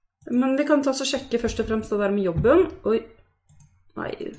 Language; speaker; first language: Norwegian; native; Norwegian